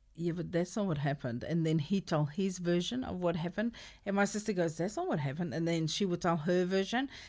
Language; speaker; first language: English; non-native, local second language; Afrikaans